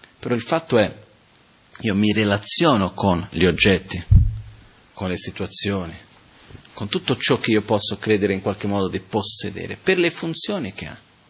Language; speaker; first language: Italian; non-native, fluent; Portuguese